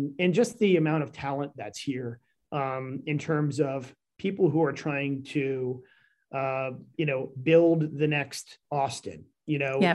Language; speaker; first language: English; native; English